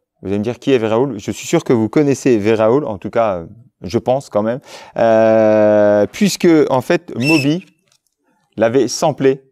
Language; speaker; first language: French; native; French